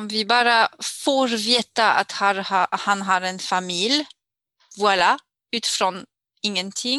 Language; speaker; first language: Swedish; non-native, fluent; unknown